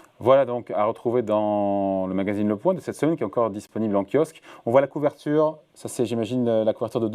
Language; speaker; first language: French; native; French